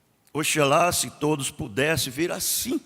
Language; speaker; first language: Portuguese; native; Portuguese